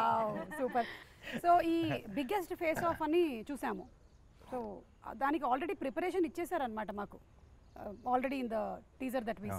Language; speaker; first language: Telugu; native; Telugu